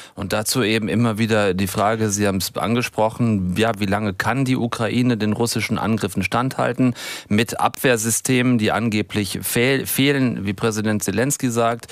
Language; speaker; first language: German; native; German